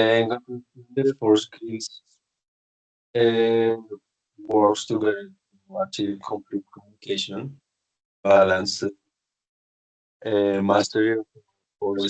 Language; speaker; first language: English; non-native, learner; Spanish